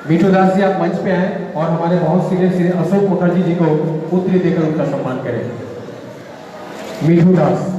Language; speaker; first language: Hindi; non-native, local second language; Bangla